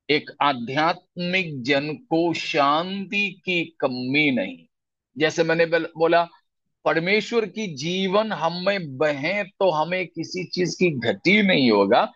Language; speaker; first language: Hindi; non-native, local second language; Malayalam